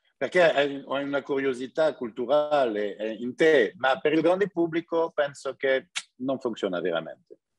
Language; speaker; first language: Italian; early bilingual, heritage; French